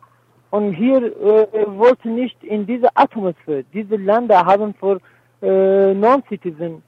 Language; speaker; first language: German; non-native, learner; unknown